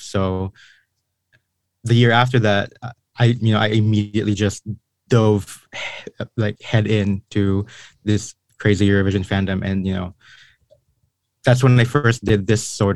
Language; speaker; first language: English; non-native, local second language; Filipino